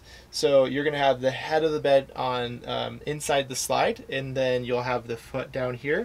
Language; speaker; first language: English; native; English